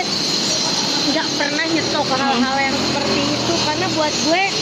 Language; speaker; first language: Indonesian; native; Indonesian